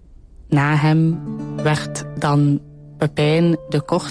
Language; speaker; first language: Dutch; native; Dutch